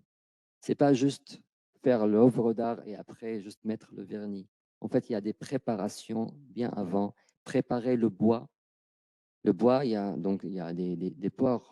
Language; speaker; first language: French; non-native, fluent; Arabic